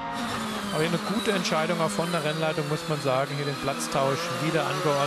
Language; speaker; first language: German; native; German